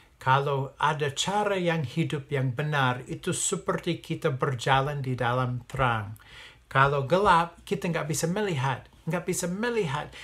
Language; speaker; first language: Indonesian; non-native, fluent; English